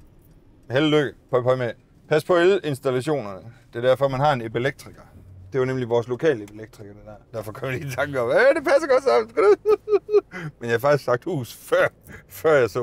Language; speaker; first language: Danish; native; Danish